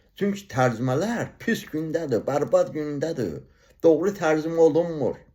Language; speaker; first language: Azerbaijani; non-native, local second language; Talysh